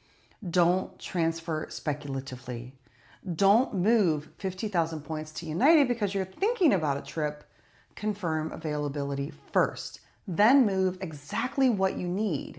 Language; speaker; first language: English; native; English